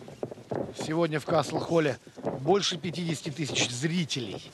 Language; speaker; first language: Russian; native; Russian